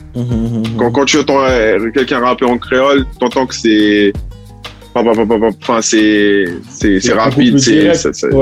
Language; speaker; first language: French; early bilingual, heritage; Italian